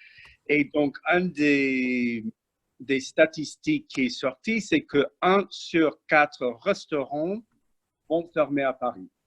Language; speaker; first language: French; non-native, fluent; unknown